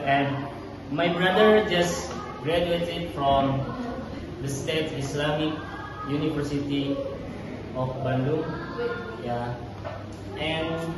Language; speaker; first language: English; non-native, learner; Indonesian